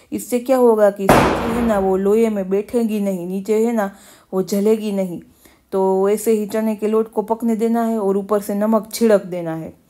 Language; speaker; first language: Hindi; non-native, local second language; Gujarati